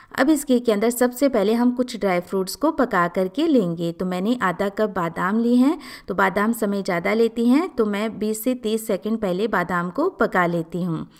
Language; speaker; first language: Hindi; native; Hindi